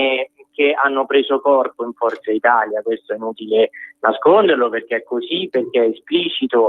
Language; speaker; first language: Italian; native; Italian